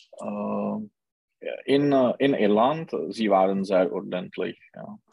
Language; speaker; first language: German; non-native, learner; Czech